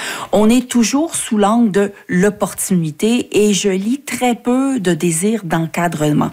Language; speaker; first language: French; native; French